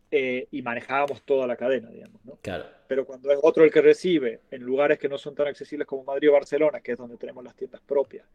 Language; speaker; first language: Spanish; native; Spanish